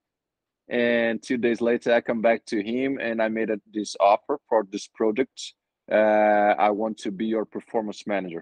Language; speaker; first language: English; non-native, fluent; Portuguese